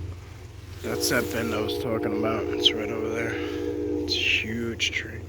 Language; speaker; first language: English; native; English